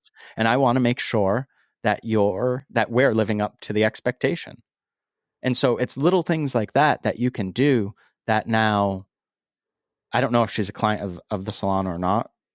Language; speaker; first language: English; native; English